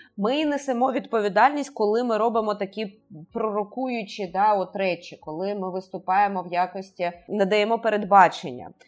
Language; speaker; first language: Ukrainian; native; Ukrainian